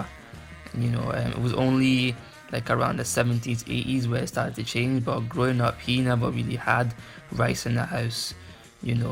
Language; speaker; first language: English; native; English